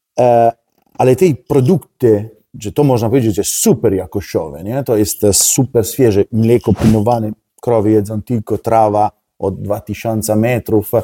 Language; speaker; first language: Polish; non-native, learner; Italian